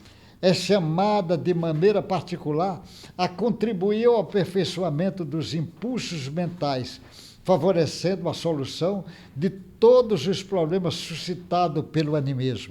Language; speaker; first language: Portuguese; native; Portuguese